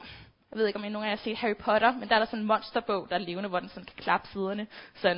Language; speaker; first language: Danish; native; Danish